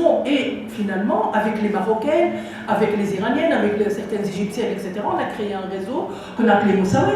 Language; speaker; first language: French; non-native, local second language; Arabic